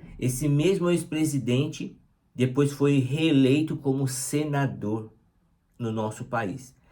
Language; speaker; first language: Portuguese; native; Portuguese